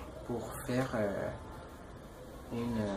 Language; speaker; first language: French; non-native, learner; Spanish